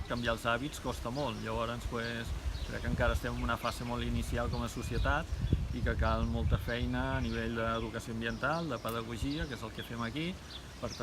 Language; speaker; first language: Catalan; native; Catalan